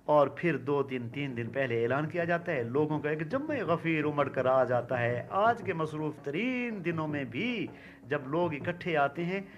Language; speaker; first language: Urdu; non-native, local second language; Saraiki